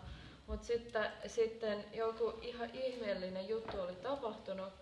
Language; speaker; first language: Finnish; native; Finnish